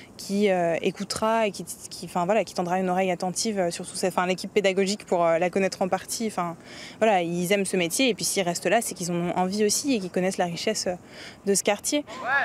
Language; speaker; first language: French; native; French